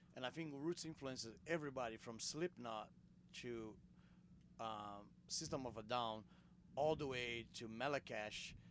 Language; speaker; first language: English; non-native, fluent; Portuguese